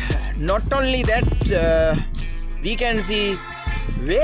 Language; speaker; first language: English; non-native, local second language; Sinhala